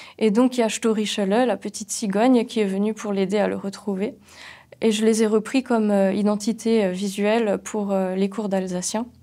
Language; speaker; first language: French; non-native, local second language; Swiss German